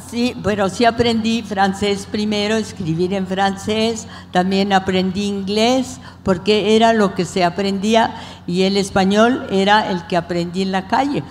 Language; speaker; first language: Spanish; early bilingual, other home language; French